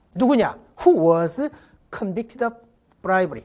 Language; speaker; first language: English; non-native, fluent; Korean